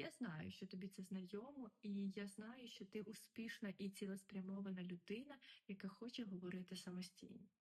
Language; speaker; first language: Ukrainian; native; Ukrainian